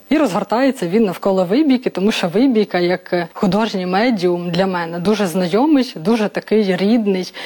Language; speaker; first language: Ukrainian; native; Ukrainian